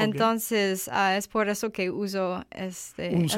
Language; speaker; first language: Spanish; non-native, learner; English